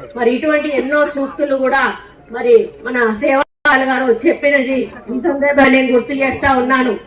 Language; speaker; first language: Telugu; native; Telugu